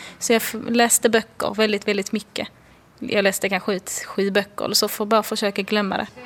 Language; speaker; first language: Swedish; non-native, fluent; Arabic